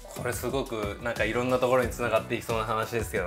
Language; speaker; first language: Japanese; native; Japanese